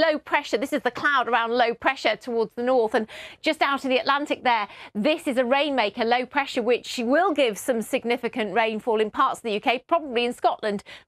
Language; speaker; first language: English; native; English